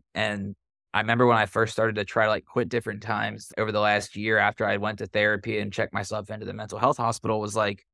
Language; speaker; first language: English; native; English